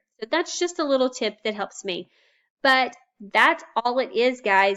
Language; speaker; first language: English; native; English